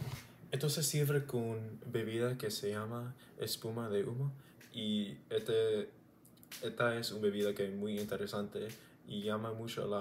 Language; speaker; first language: Spanish; non-native, learner; English